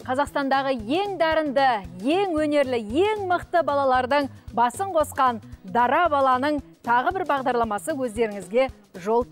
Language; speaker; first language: Kazakh; native; Kazakh